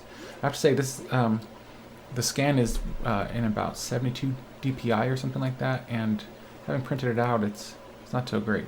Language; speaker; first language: English; native; English